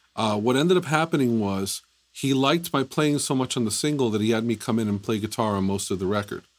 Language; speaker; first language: English; native; English